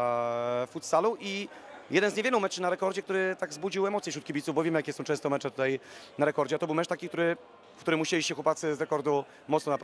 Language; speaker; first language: Polish; native; Polish